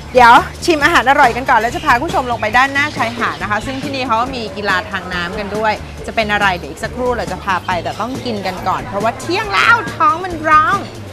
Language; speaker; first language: Thai; native; Thai